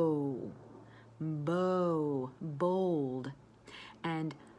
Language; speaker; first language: English; native; English